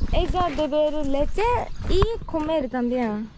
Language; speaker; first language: Spanish; non-native, learner; Japanese